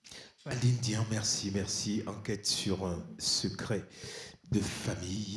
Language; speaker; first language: French; native; French